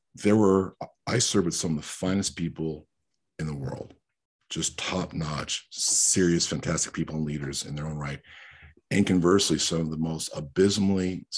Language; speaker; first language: English; early bilingual, other home language; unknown